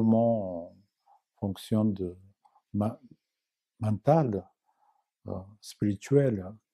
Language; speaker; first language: French; non-native, learner; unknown